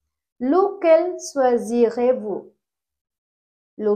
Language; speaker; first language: French; non-native, fluent; Tamil